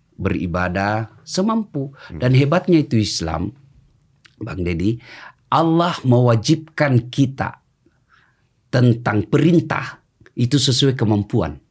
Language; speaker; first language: Indonesian; non-native, local second language; Buginese